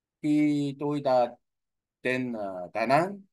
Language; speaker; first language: Vietnamese; non-native, learner; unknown